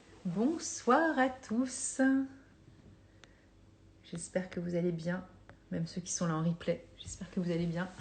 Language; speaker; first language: French; native; French